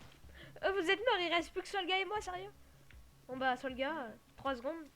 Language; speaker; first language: French; native; French